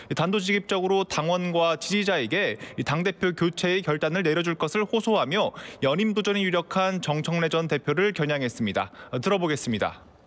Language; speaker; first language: Korean; native; Korean